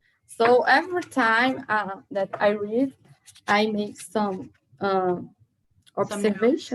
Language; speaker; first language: English; non-native, learner; Portuguese